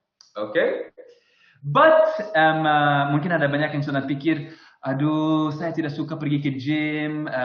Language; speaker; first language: Indonesian; non-native, fluent; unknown